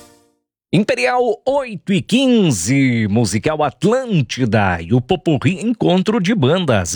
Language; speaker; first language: Portuguese; native; Portuguese